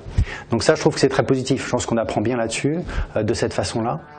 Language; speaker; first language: French; native; French